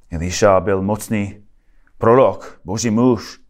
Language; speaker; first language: Czech; non-native, fluent; English